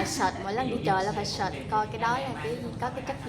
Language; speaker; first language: Vietnamese; native; Vietnamese